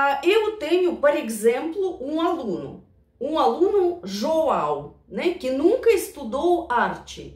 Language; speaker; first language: Portuguese; non-native, fluent; Russian